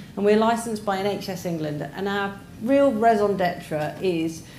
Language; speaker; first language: English; native; English